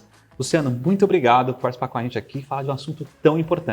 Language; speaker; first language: Portuguese; native; Portuguese